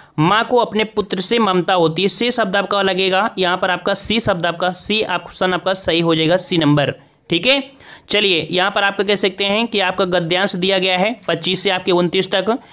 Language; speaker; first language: Hindi; native; Hindi